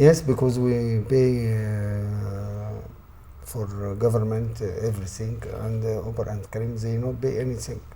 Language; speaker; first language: English; non-native, learner; Arabic